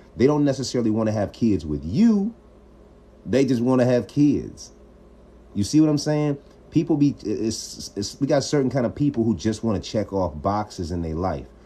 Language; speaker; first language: English; native; English